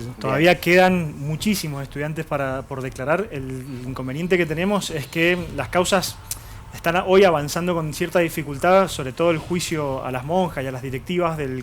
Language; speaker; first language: Spanish; native; Spanish